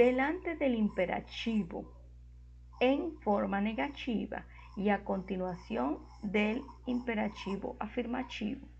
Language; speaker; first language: Spanish; non-native, fluent; Portuguese